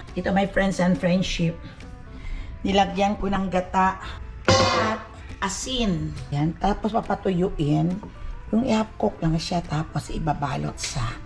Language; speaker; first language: Filipino; non-native, local second language; Cebuano